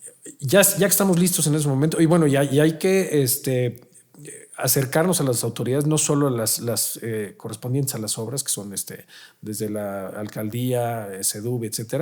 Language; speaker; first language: Spanish; native; Spanish